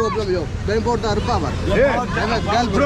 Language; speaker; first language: Turkish; non-native, learner; Punjabi